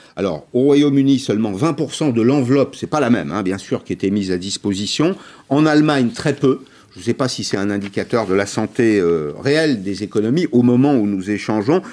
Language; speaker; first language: French; native; French